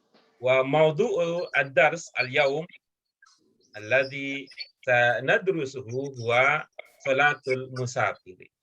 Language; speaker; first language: Arabic; non-native, fluent; Indonesian